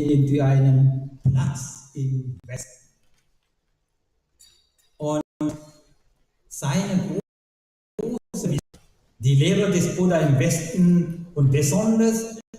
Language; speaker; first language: German; non-native, learner; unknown